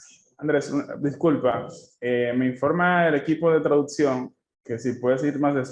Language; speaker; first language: Spanish; native; Spanish